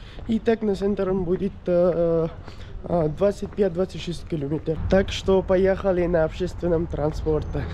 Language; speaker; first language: Russian; non-native, learner; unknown